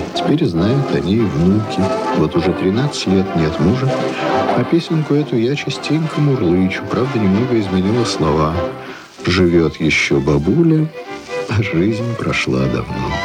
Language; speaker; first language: Russian; native; Russian